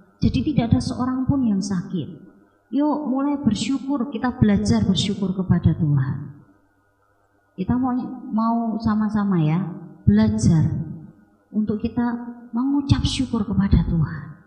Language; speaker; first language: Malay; non-native, local second language; Javanese